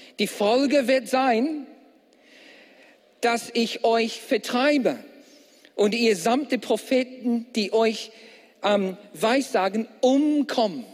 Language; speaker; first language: German; non-native, fluent; English